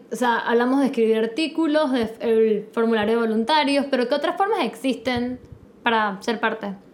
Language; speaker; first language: Spanish; native; Spanish